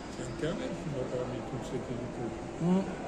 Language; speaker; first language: French; non-native, fluent; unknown